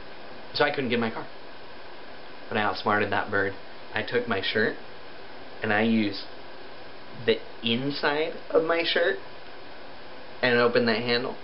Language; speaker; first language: English; native; English